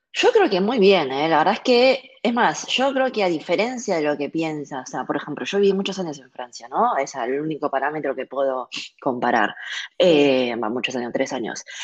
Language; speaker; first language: Spanish; early bilingual, other home language; Chinese